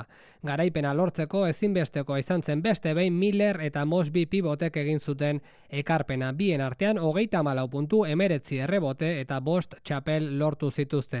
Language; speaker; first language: Basque; native; Basque